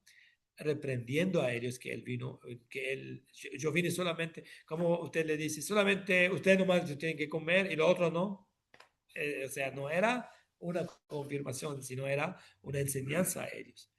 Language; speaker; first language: Spanish; non-native, fluent; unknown